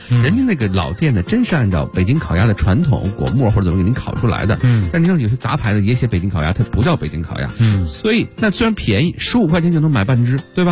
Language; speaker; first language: Chinese; native; Chinese